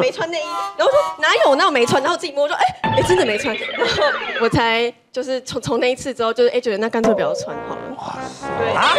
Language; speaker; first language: Chinese; native; Chinese